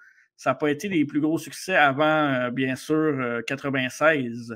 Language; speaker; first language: French; native; French